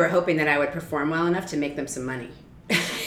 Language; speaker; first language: English; native; English